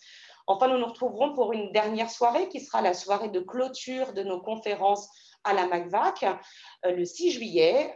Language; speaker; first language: French; native; French